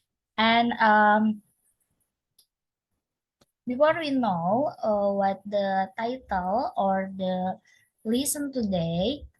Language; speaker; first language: English; non-native, learner; Indonesian